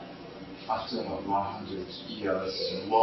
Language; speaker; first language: English; non-native, learner; Japanese